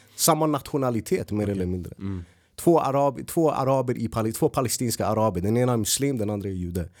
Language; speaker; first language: Swedish; early bilingual, other home language; Arabic